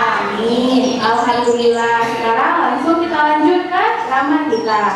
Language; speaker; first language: Indonesian; native; Indonesian